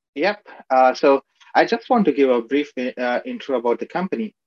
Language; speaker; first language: English; non-native, local second language; Marathi